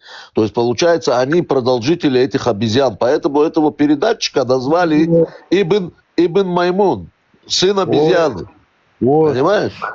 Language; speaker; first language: Russian; native; Russian